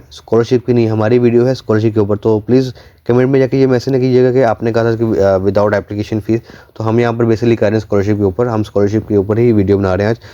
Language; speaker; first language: Urdu; non-native, local second language; Punjabi